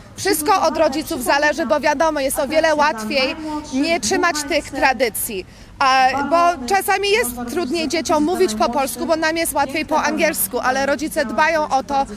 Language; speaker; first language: Polish; early bilingual, heritage; Polish